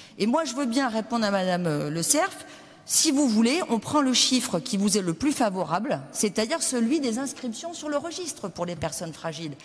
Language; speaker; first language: French; native; French